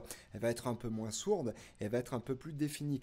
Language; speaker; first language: French; native; French